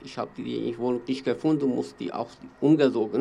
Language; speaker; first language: German; non-native, learner; Kurdish